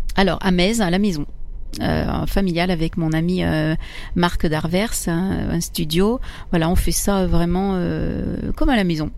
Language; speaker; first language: French; early bilingual, other home language; Italian